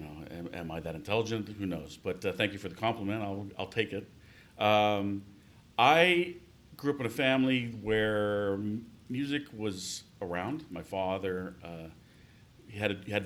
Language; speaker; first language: English; native; English